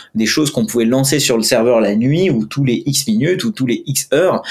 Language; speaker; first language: French; non-native, fluent; Hindi